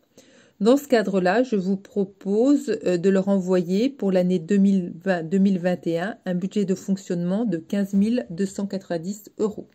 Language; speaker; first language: French; native; French